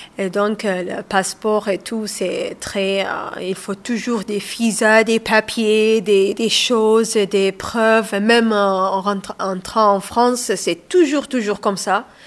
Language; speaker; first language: French; non-native, learner; Somali